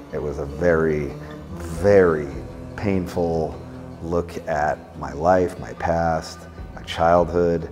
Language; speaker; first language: English; native; English